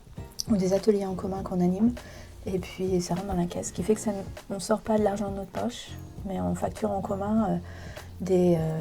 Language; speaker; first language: French; native; French